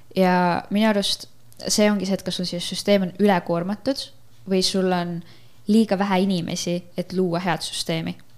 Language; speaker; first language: Estonian; native; Estonian